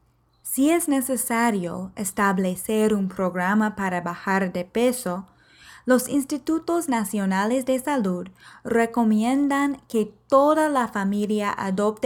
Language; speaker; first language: Spanish; non-native, fluent; English